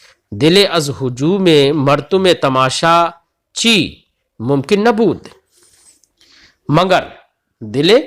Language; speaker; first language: Persian; non-native, fluent; Urdu